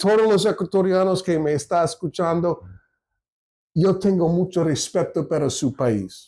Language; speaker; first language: Spanish; non-native, fluent; English